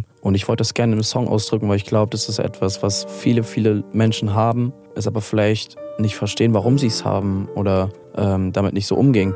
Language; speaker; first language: German; native; German